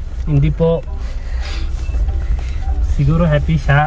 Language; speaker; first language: Filipino; non-native, learner; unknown